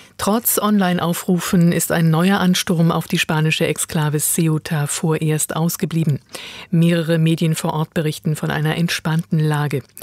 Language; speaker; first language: German; native; German